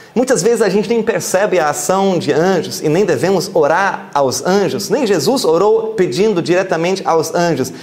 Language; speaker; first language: Portuguese; non-native, fluent; German